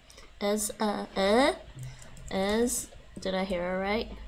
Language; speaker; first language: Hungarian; non-native, learner; English